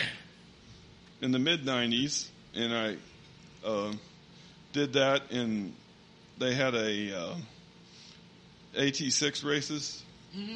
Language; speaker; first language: English; native; English